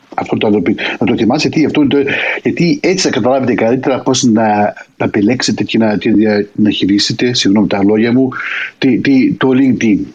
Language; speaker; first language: Greek; early bilingual, heritage; Greek